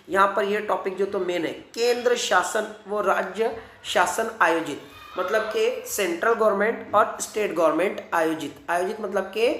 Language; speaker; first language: Hindi; non-native, local second language; Marathi